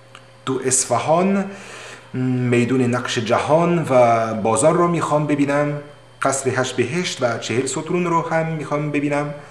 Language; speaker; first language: Persian; non-native, learner; French